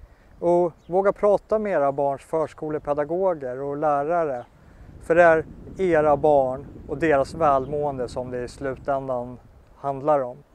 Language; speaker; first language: Swedish; native; Swedish